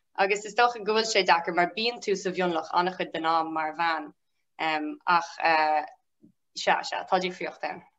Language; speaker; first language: Irish; non-native, local second language; English